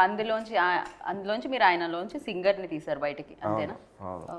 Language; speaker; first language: Telugu; native; Telugu